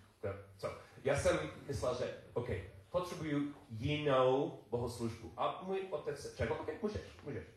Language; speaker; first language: Czech; non-native, learner; English